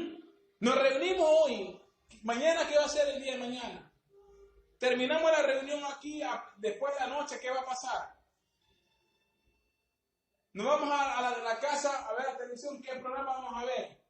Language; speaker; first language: Spanish; native; Spanish